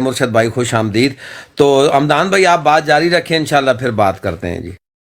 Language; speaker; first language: Urdu; native; Urdu